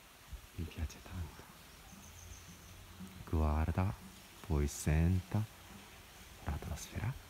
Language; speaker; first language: Italian; non-native, learner; Japanese